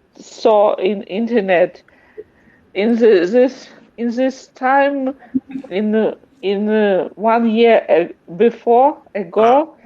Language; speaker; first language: English; non-native, learner; Russian